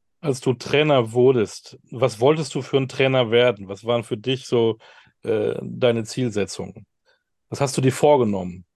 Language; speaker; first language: German; native; German